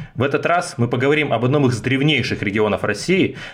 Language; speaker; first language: Russian; native; Russian